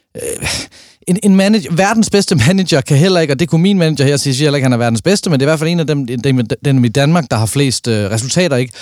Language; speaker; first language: Danish; native; Danish